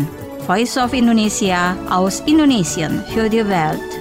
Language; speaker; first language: German; non-native, fluent; Indonesian